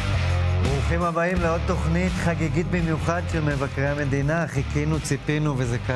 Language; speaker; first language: Hebrew; native; Hebrew